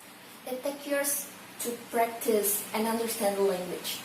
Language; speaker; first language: English; non-native, learner; Indonesian